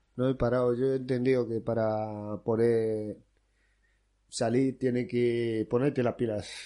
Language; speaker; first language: Spanish; non-native, fluent; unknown